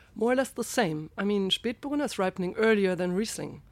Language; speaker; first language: English; non-native, fluent; German